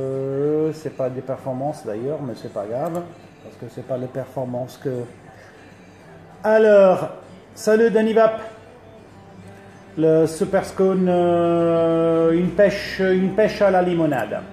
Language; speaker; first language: French; early bilingual, other home language; Italian